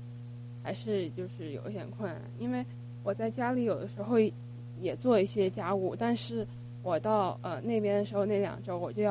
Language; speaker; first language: Chinese; early bilingual, other home language; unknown